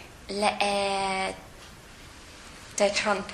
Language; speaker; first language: Italian; non-native, learner; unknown